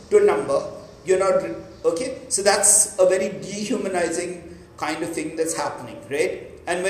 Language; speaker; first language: English; non-native, local second language; Marathi